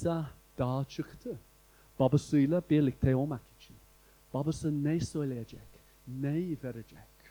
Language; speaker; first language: Turkish; non-native, fluent; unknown